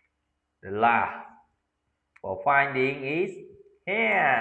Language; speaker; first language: English; non-native, learner; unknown